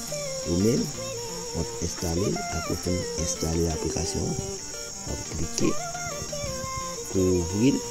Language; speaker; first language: French; non-native, learner; Haitian Creole